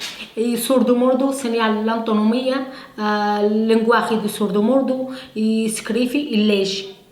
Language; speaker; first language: Italian; non-native, learner; Spanish